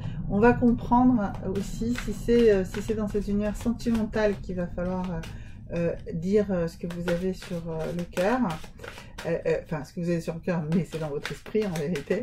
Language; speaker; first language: French; native; French